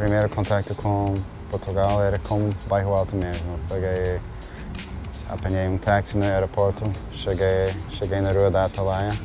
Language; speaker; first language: Portuguese; non-native, fluent; English